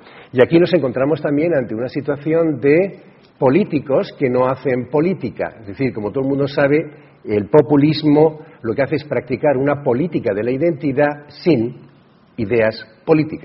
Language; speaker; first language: Spanish; native; Spanish